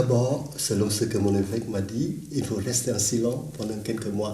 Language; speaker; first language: French; non-native, fluent; Vietnamese